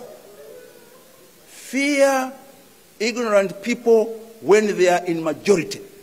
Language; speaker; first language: English; non-native, local second language; Swahili